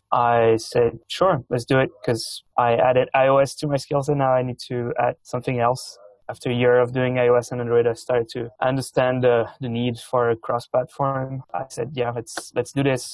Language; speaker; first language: English; non-native, fluent; French